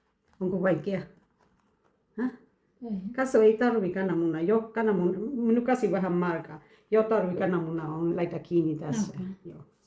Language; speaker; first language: Finnish; non-native, learner; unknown